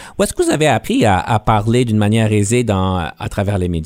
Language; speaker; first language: French; native; French